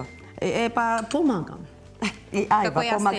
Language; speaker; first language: Macedonian; non-native, learner; Filipino